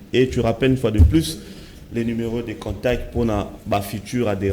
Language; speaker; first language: French; non-native, local second language; Lingala